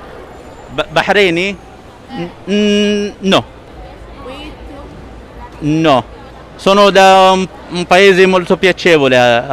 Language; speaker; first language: Italian; non-native, fluent; Arabic